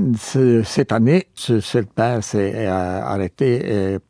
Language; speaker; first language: French; non-native, learner; Croatian